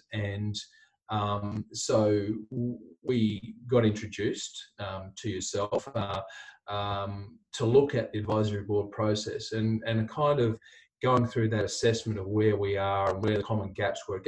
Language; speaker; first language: English; native; English